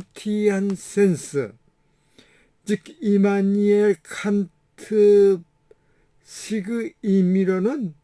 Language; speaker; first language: Korean; native; Korean